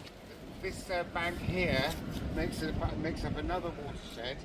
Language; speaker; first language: English; native; English